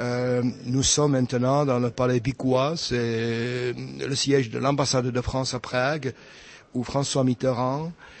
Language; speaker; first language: French; non-native, fluent; Czech